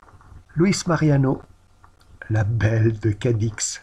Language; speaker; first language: French; native; French